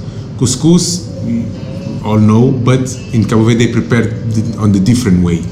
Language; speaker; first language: English; non-native, local second language; Kabuverdianu